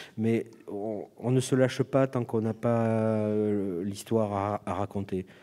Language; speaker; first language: French; native; French